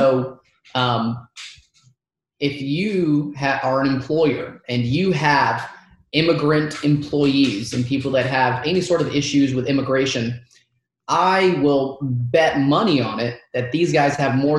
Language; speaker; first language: English; early bilingual, other home language; Arabic